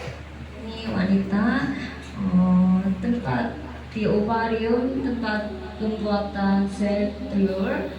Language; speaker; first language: Indonesian; non-native, learner; Korean